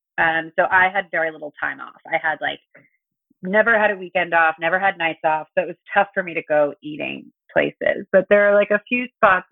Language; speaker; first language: English; native; English